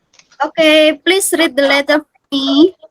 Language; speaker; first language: English; non-native, fluent; Indonesian